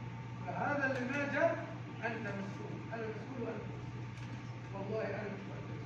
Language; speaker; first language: Arabic; non-native, learner; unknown